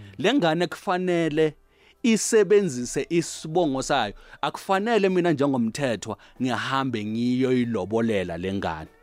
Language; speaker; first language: Zulu; native; Zulu